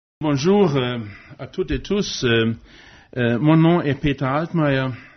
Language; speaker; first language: French; non-native, fluent; German